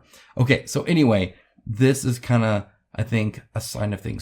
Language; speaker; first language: English; native; English